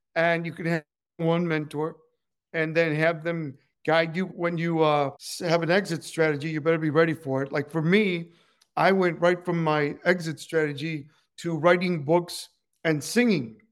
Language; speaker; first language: English; non-native, fluent; Spanish